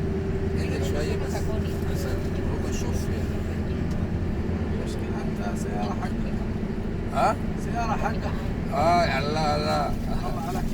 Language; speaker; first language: Arabic; non-native, fluent; Indonesian